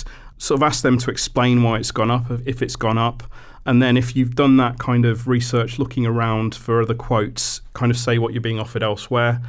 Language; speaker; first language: English; native; English